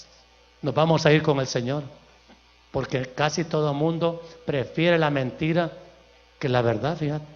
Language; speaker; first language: Spanish; native; Spanish